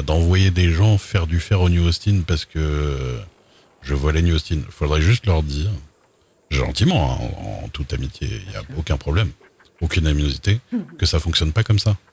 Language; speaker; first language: French; native; French